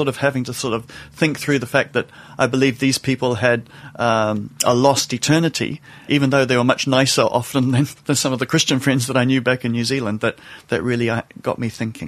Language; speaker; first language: English; native; English